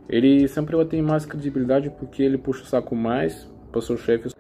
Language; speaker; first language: Portuguese; non-native, learner; Russian